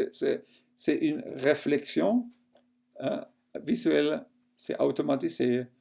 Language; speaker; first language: French; non-native, local second language; German